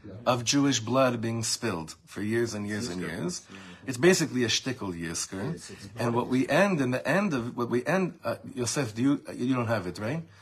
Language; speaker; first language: English; native; English